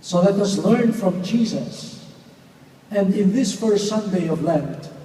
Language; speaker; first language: English; non-native, local second language; Filipino